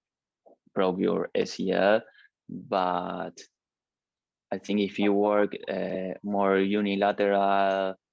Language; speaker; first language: English; non-native, learner; Spanish